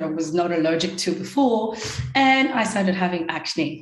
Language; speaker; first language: English; non-native, fluent; French